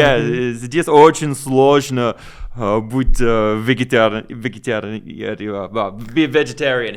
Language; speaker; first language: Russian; non-native, learner; English